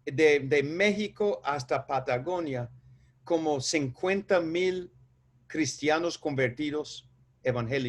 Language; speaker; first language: Spanish; non-native, fluent; English